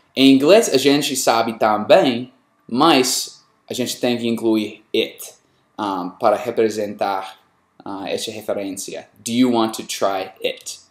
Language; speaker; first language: Portuguese; non-native, learner; English